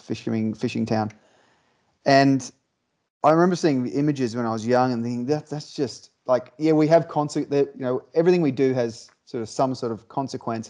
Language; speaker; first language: English; native; English